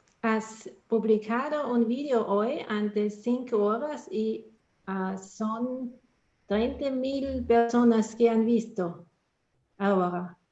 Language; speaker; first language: Spanish; non-native, learner; German